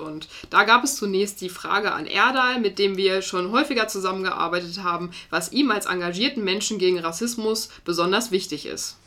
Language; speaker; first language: German; native; German